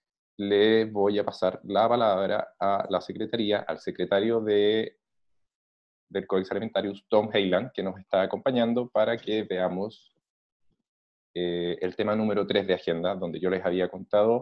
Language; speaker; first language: Spanish; native; Spanish